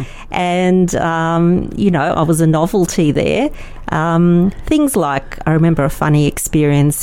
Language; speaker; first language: English; non-native, local second language; Yiddish